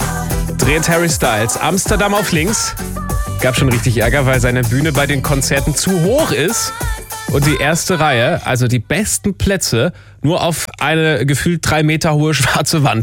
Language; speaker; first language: German; native; German